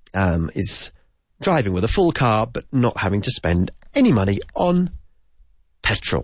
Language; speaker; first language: English; native; English